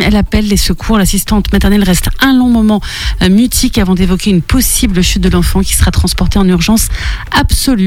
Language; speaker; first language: French; native; French